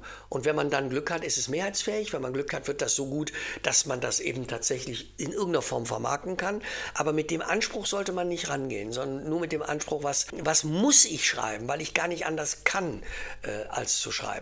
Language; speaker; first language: German; native; German